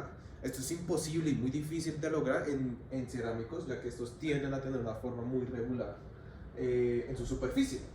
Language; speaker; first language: Spanish; native; Spanish